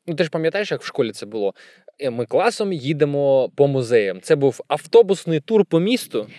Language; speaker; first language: Ukrainian; non-native, local second language; Russian